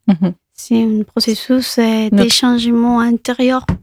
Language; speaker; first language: French; non-native, fluent; Spanish